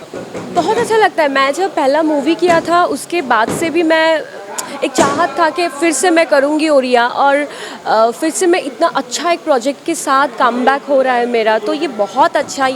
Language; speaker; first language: Hindi; non-native, local second language; Bangla